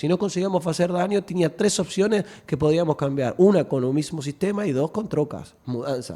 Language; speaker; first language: Portuguese; non-native, fluent; Spanish